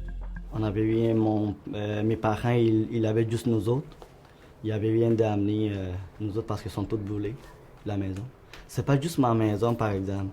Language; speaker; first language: French; non-native, fluent; Rohingya